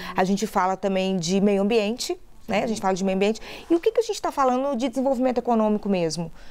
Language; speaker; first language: Portuguese; native; Portuguese